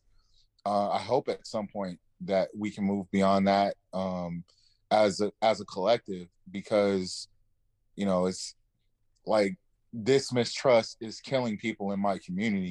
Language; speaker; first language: English; native; English